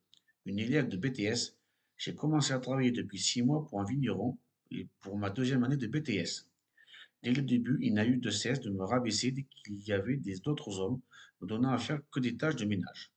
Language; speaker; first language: French; native; French